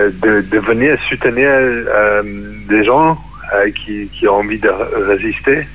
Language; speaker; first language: French; non-native, fluent; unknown